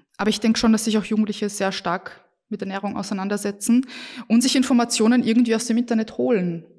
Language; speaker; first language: German; early bilingual, other home language; Bosnian